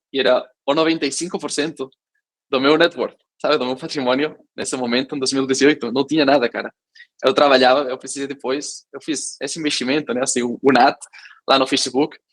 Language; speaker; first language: Portuguese; non-native, fluent; Catalan